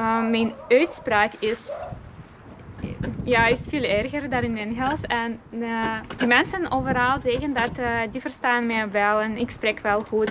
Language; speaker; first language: Dutch; non-native, learner; Russian